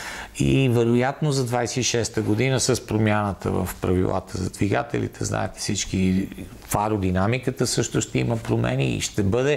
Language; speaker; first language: Bulgarian; native; Bulgarian